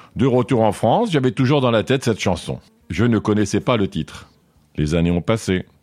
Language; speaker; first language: French; non-native, fluent; Portuguese